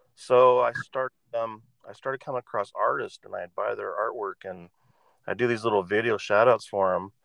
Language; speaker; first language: English; native; English